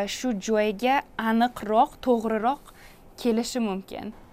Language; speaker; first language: Uzbek; non-native, fluent; English